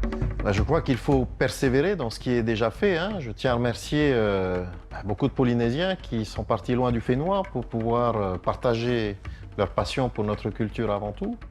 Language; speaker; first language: French; native; French